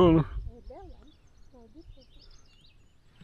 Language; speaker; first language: French; native; French